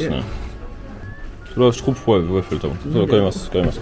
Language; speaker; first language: Japanese; non-native, learner; French